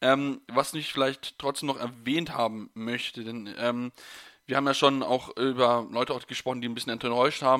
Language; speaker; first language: German; native; German